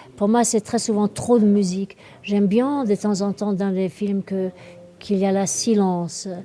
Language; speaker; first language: French; non-native, fluent; German